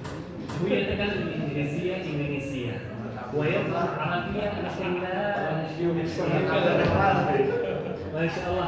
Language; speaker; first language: Arabic; non-native, fluent; Indonesian